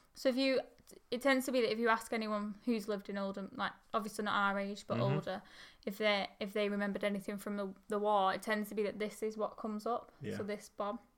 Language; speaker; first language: English; native; English